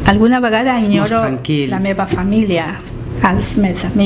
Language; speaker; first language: Catalan; non-native, learner; Spanish